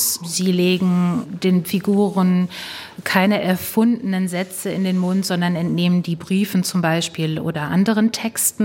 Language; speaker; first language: German; native; German